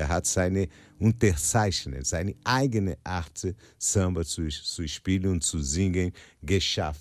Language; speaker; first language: German; non-native, learner; Portuguese